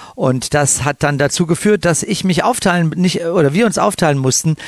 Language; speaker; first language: German; native; German